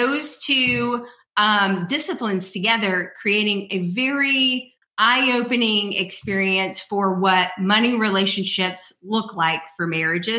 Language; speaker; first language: English; native; English